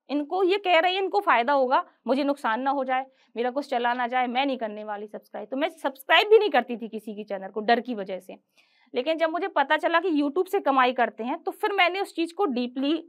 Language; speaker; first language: Hindi; native; Hindi